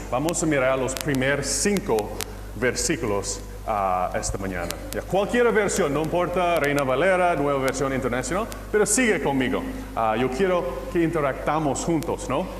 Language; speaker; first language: Spanish; non-native, fluent; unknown